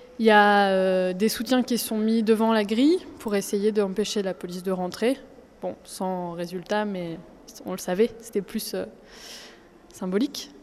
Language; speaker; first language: French; native; French